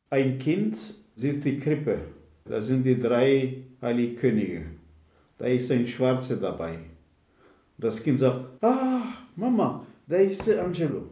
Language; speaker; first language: German; non-native, fluent; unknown